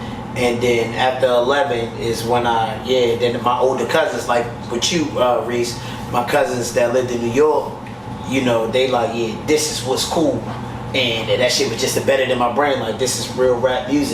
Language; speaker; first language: English; native; English